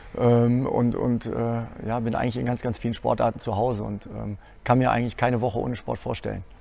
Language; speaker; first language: German; native; German